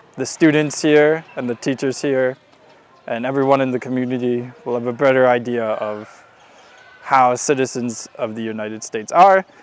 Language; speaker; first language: English; native; English